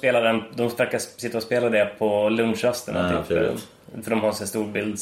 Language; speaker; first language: Swedish; native; Swedish